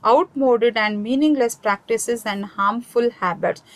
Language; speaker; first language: English; non-native, local second language; Kannada